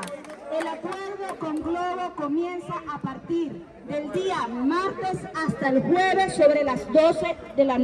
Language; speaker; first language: Spanish; native; Spanish